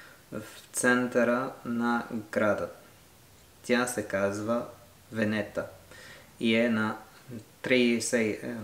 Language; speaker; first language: Bulgarian; non-native, learner; French